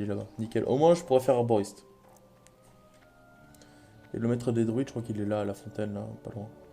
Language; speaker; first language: French; native; French